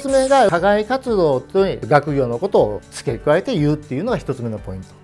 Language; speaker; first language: Japanese; native; Japanese